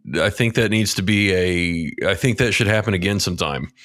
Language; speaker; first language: English; native; English